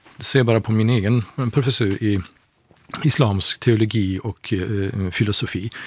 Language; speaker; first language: Swedish; non-native, fluent; Persian